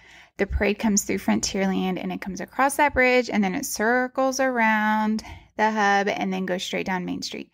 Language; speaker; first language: English; native; English